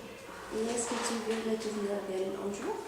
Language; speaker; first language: French; non-native, learner; German